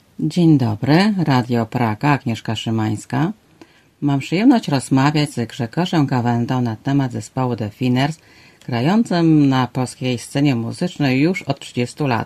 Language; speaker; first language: Polish; native; Polish